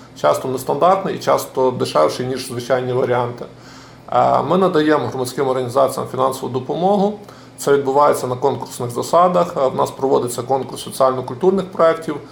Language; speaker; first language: Ukrainian; native; Ukrainian